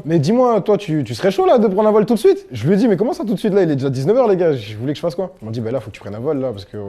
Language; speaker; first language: French; native; French